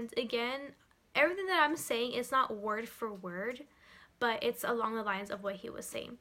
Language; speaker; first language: English; native; English